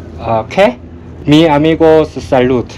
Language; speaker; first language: Spanish; non-native, learner; Korean